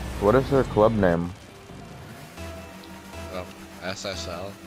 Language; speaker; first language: English; native; English